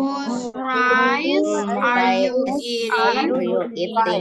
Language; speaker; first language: English; non-native, learner; Indonesian